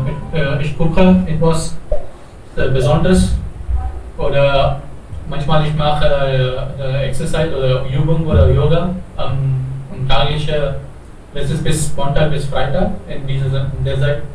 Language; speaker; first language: German; non-native, learner; Hindi